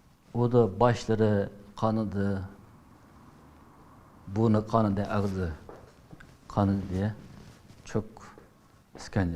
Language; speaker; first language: Turkish; non-native, learner; Uyghur